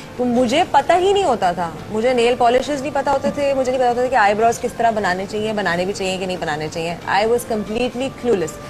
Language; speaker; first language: Urdu; native; Urdu